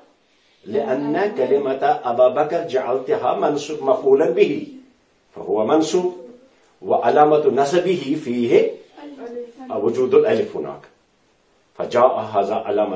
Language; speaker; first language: Arabic; non-native, fluent; Urdu